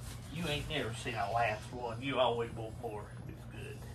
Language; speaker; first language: English; native; English